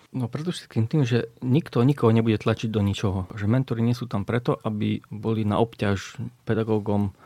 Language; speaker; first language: Slovak; non-native, local second language; Hungarian